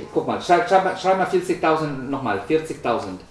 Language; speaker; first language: German; non-native, learner; Spanish